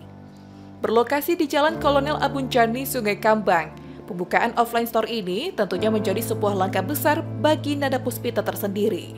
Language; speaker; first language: Indonesian; native; Indonesian